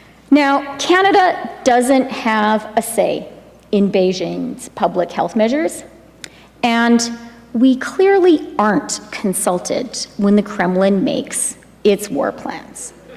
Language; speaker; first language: English; native; English